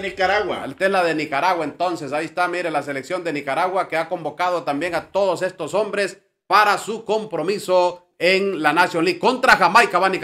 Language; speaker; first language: Spanish; native; Spanish